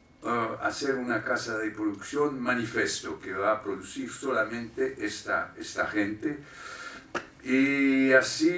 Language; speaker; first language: Spanish; non-native, fluent; French